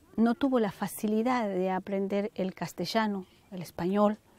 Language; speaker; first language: Spanish; native; Spanish